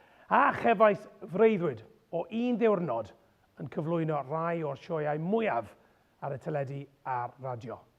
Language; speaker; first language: Welsh; non-native, local second language; English